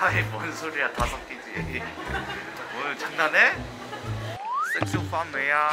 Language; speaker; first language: Korean; native; Korean